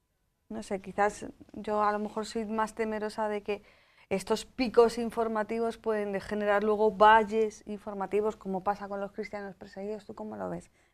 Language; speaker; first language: Spanish; native; Spanish